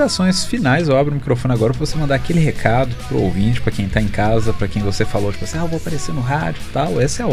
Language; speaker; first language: Portuguese; native; Portuguese